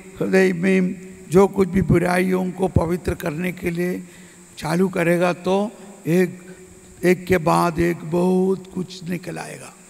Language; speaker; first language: Hindi; non-native, local second language; Malayalam